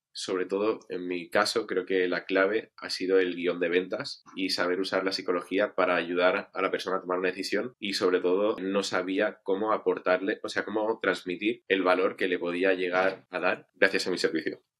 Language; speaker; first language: Spanish; native; Spanish